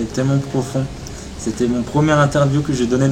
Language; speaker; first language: French; native; French